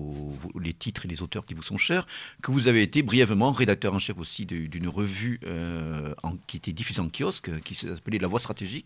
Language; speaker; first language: French; native; French